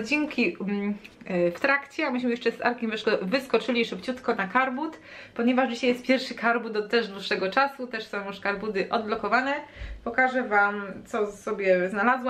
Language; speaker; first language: Polish; native; Polish